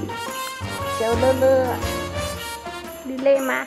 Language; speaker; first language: Chinese; non-native, fluent; Danish